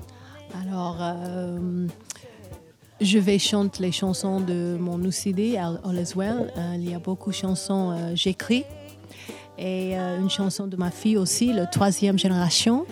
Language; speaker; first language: French; non-native, learner; English